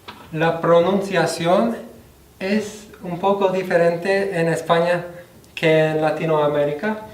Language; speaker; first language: Spanish; non-native, fluent; English